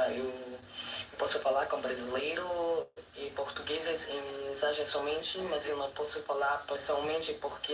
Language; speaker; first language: Portuguese; non-native, learner; Filipino